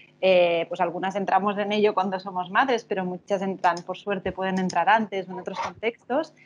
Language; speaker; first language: Spanish; non-native, local second language; Catalan